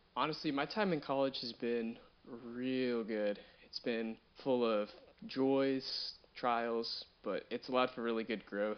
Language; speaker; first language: English; native; English